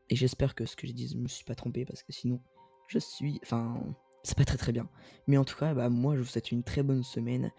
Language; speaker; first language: French; native; French